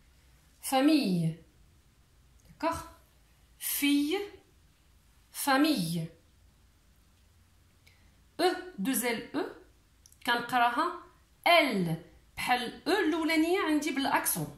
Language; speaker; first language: French; non-native, local second language; Arabic